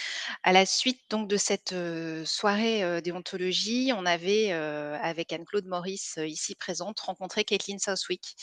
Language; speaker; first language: French; native; French